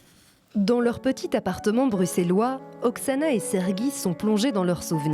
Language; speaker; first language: French; native; French